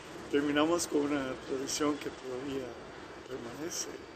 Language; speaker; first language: Spanish; native; Spanish